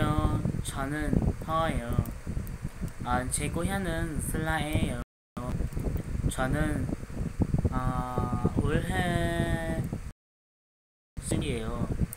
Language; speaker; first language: Korean; non-native, learner; Hmong